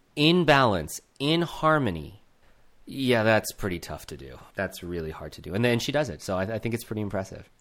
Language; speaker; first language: English; early bilingual, other home language; Gujarati